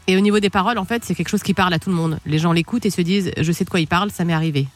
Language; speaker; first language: French; native; French